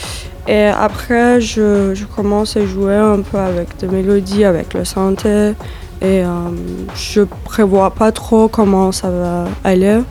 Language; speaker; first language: French; non-native, fluent; Turkish